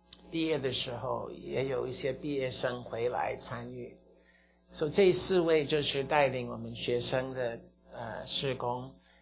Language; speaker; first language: Chinese; non-native, fluent; English